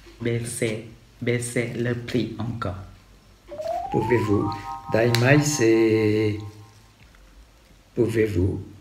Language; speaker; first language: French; non-native, learner; Thai